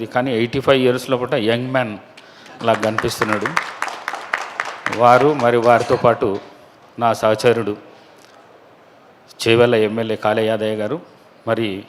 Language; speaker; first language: Telugu; native; Telugu